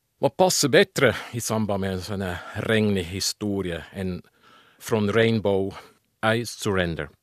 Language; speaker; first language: Swedish; non-native, fluent; German